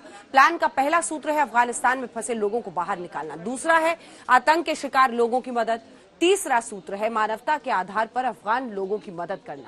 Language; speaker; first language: Hindi; native; Hindi